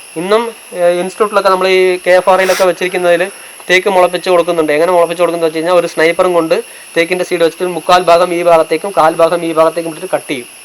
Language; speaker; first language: Malayalam; non-native, local second language; Tamil